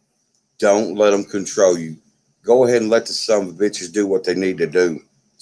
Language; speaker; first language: English; native; English